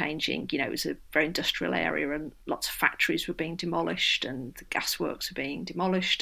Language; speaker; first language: English; native; English